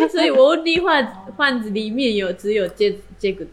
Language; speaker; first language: Chinese; non-native, learner; Japanese